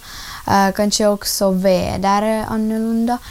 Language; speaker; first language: Swedish; early bilingual, other home language; Ukrainian